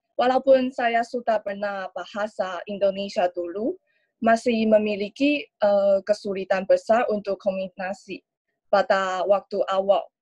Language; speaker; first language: Indonesian; non-native, learner; Chinese